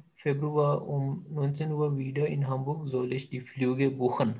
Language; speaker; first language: German; non-native, fluent; Hindi